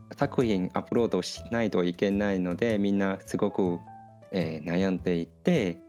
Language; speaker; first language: Japanese; non-native, fluent; Chinese